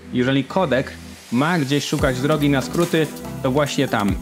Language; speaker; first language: Polish; native; Polish